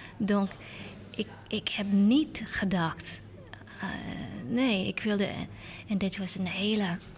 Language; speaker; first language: Dutch; non-native, learner; English